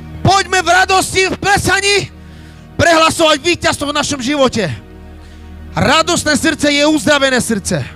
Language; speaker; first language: Slovak; non-native, local second language; Romany